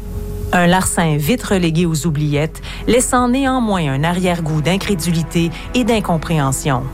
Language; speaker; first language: French; native; French